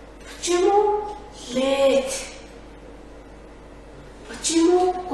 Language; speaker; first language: Russian; non-native, fluent; Mongolian